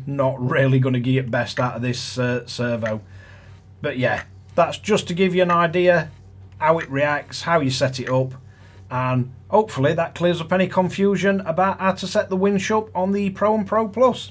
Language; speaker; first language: English; native; English